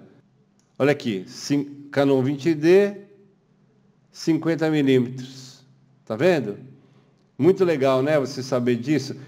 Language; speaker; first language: Portuguese; native; Portuguese